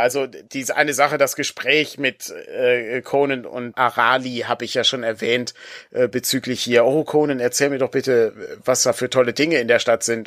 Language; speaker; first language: German; native; German